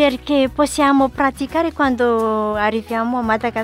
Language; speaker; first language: Italian; non-native, learner; Malagasy